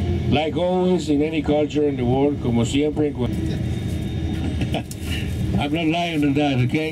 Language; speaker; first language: English; non-native, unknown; Spanish